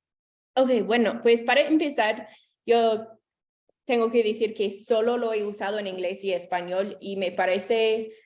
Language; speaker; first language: Spanish; non-native, fluent; English